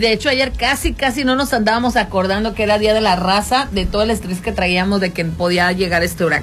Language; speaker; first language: Spanish; native; Spanish